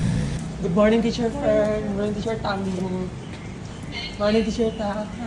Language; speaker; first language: English; non-native, local second language; Filipino